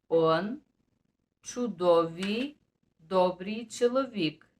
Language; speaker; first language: Russian; non-native, fluent; Bulgarian